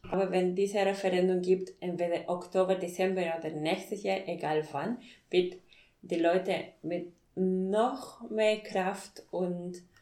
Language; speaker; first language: German; non-native, fluent; Spanish